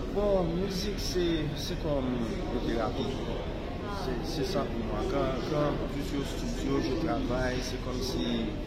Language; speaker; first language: French; non-native, learner; Haitian Creole